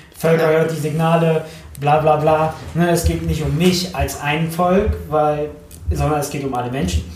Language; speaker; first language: German; early bilingual, other home language; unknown